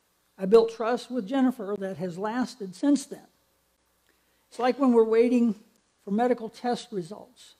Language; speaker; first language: English; native; English